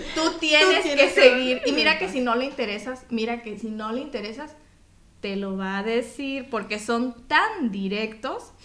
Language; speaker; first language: Spanish; native; Spanish